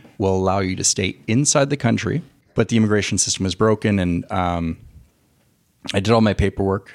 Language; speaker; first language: English; native; English